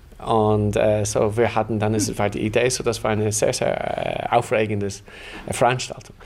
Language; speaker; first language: German; non-native, fluent; English